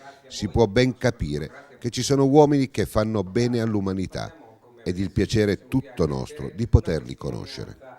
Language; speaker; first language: Italian; native; Italian